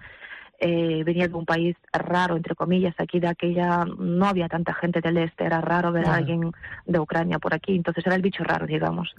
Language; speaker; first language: Spanish; non-native, fluent; Russian